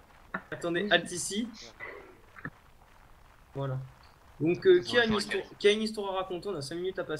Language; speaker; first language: French; native; French